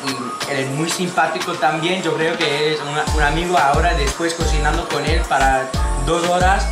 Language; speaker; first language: Spanish; non-native, learner; English